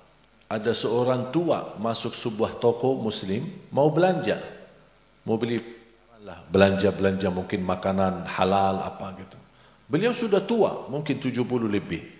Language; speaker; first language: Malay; non-native, fluent; Arabic